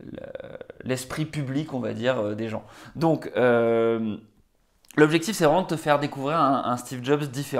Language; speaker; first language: French; native; French